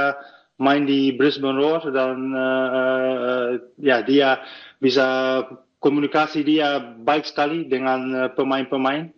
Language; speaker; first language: Indonesian; early bilingual, heritage; Dutch